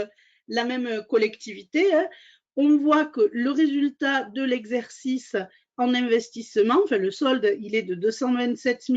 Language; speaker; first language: French; native; French